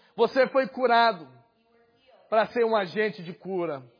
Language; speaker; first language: Portuguese; native; Portuguese